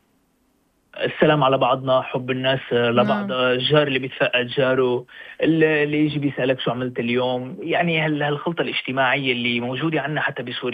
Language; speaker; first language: Arabic; native; Arabic